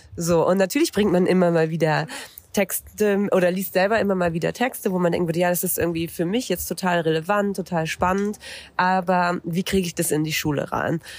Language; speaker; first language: German; native; German